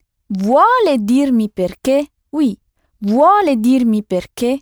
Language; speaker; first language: Italian; non-native, fluent; French